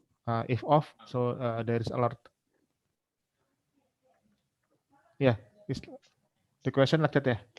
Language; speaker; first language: English; non-native, learner; Indonesian